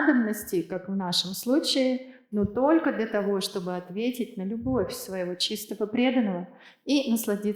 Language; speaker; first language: Russian; native; Russian